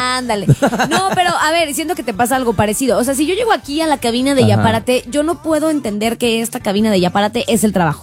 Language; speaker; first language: Spanish; native; Spanish